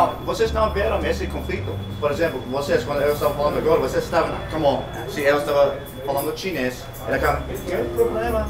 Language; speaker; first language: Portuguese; non-native, learner; English